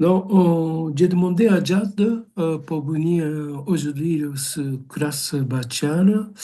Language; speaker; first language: French; non-native, learner; Japanese